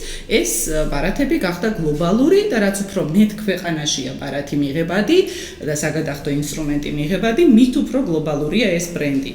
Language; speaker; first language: Georgian; native; Georgian